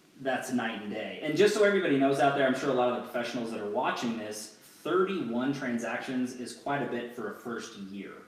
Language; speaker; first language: English; native; English